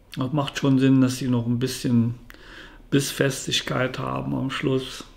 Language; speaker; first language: German; native; German